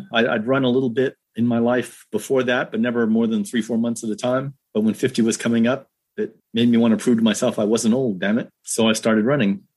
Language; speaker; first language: English; native; English